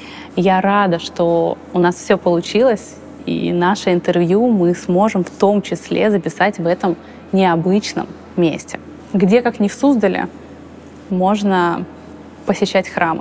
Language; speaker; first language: Russian; native; Russian